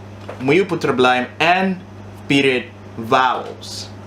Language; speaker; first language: Russian; non-native, learner; English